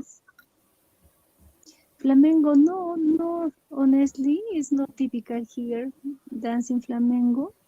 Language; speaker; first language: English; non-native, learner; Spanish